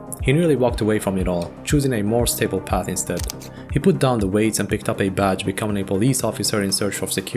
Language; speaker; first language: English; native; English